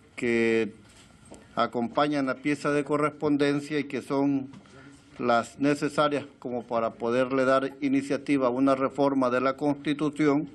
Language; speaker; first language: Spanish; native; Spanish